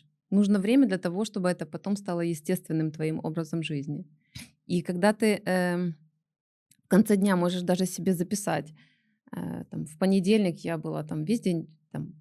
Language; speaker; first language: Russian; native; Russian